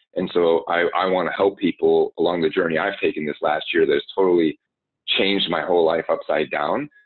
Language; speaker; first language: English; native; English